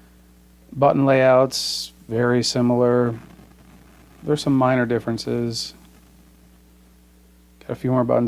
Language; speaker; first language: English; native; English